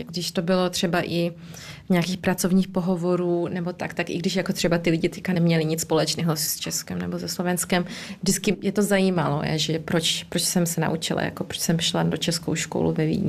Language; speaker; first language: Czech; early bilingual, heritage; Czech